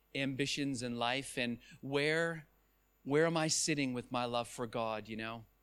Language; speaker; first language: English; native; English